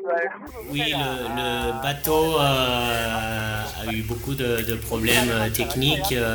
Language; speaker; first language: French; non-native, fluent; Japanese